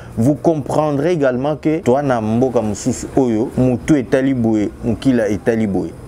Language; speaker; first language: French; non-native, local second language; Lingala